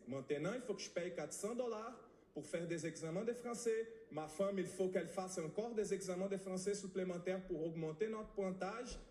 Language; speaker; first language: French; non-native, fluent; Portuguese